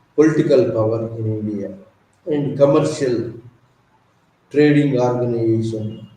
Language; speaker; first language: English; non-native, local second language; Telugu